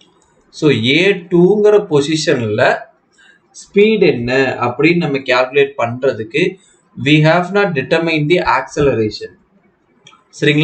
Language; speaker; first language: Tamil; native; Tamil